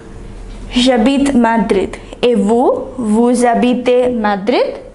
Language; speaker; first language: French; non-native, fluent; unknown